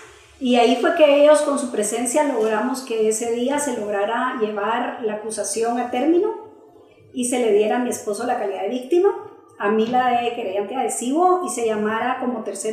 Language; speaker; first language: Spanish; native; Spanish